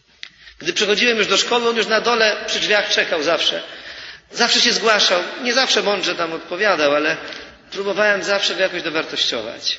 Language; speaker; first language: Polish; native; Polish